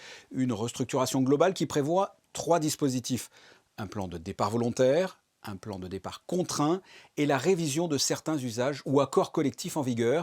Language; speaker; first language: French; native; French